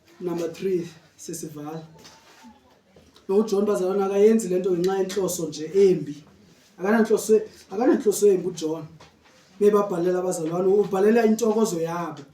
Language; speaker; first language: Zulu; non-native, local second language; Xhosa